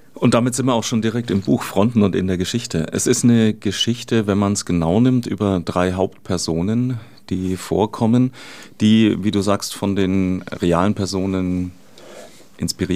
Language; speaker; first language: German; native; German